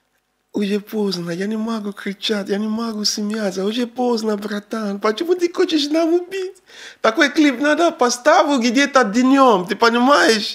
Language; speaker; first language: Russian; non-native, learner; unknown